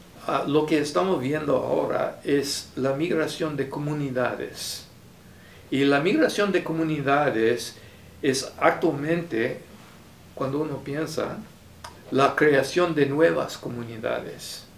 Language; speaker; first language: Spanish; non-native, fluent; English